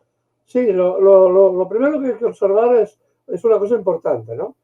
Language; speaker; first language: Spanish; native; Spanish